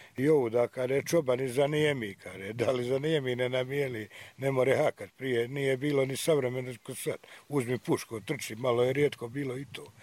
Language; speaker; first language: Croatian; native; Croatian